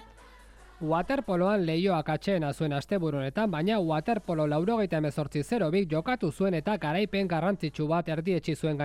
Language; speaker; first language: Basque; native; Basque